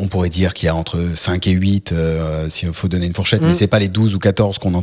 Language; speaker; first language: French; native; French